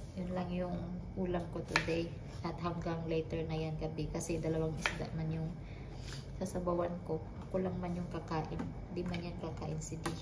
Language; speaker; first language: Filipino; non-native, local second language; Cebuano